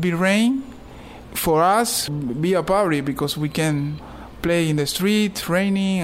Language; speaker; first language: English; non-native, learner; Spanish